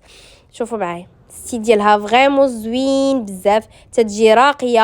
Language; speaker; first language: Arabic; native; Arabic